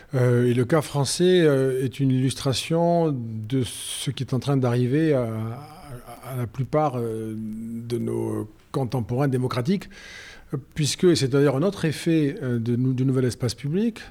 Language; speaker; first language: French; native; French